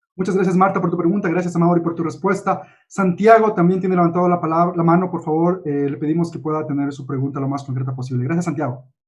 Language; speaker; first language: Spanish; native; Spanish